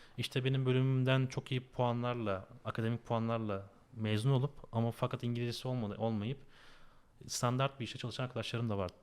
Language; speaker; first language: Turkish; native; Turkish